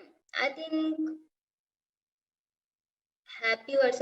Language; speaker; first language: English; non-native, learner; Hindi